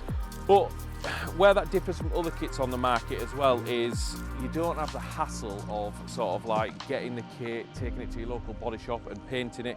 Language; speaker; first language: English; native; English